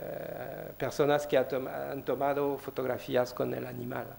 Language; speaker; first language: Spanish; non-native, learner; French